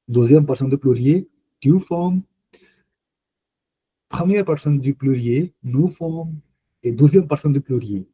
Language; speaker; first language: French; non-native, fluent; Punjabi